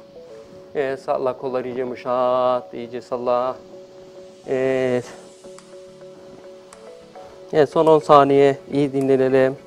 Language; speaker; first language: Turkish; native; Turkish